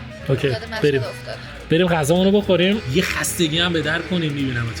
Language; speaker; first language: Persian; native; Persian